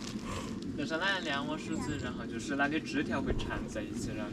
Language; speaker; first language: Chinese; native; Chinese